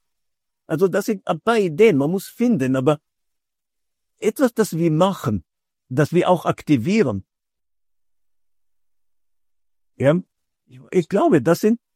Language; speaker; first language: German; non-native, fluent; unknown